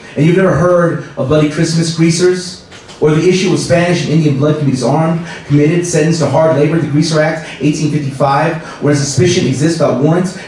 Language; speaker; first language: English; native; English